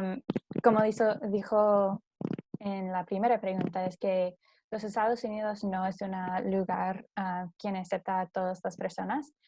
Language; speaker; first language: Spanish; non-native, learner; English